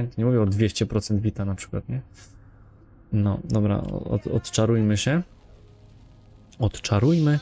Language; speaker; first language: Polish; native; Polish